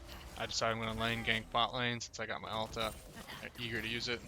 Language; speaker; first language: English; native; English